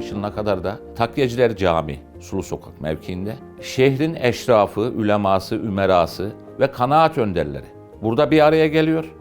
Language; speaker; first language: Turkish; native; Turkish